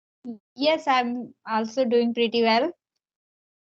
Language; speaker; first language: English; non-native, learner; Hindi